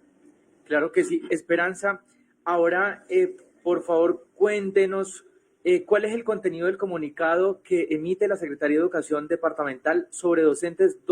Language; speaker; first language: Spanish; native; Spanish